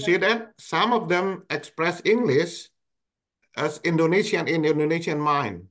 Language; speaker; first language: English; non-native, local second language; Indonesian